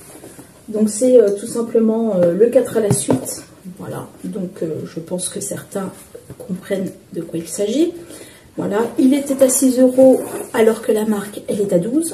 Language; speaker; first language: French; native; French